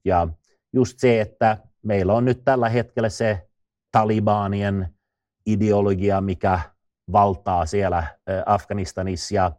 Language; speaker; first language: Finnish; non-native, fluent; Swedish